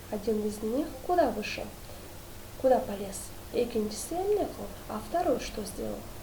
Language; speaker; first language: Russian; non-native, local second language; Kyrgyz